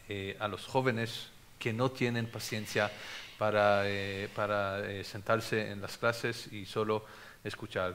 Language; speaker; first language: Spanish; non-native, fluent; Hebrew